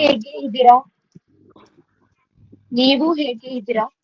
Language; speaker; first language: Kannada; non-native, learner; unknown